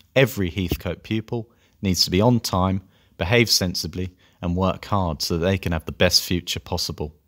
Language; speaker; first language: English; native; English